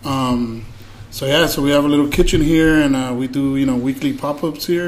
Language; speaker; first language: English; early bilingual, other home language; Spanish